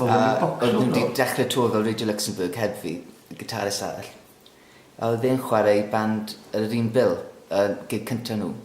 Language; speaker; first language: Welsh; native; Welsh